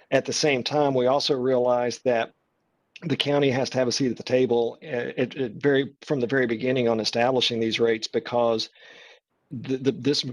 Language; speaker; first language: English; native; English